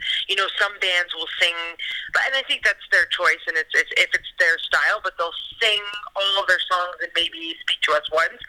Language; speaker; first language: English; native; English